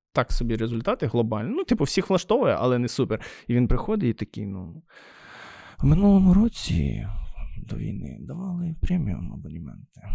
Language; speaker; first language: Ukrainian; native; Ukrainian